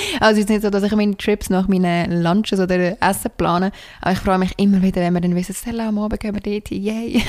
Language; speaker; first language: German; native; German